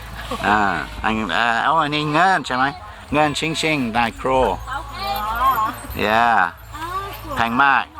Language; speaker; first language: Thai; non-native, learner; English